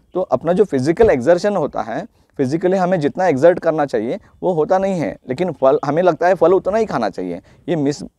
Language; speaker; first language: Hindi; non-native, local second language; Marathi